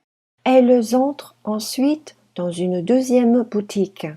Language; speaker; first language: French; non-native, fluent; Chinese